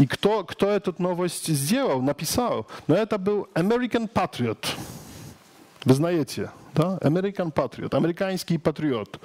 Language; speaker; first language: Russian; non-native, learner; Polish